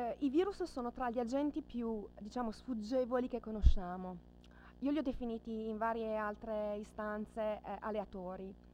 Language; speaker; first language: Italian; native; Italian